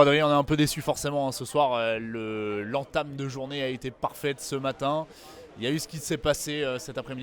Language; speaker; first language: French; native; French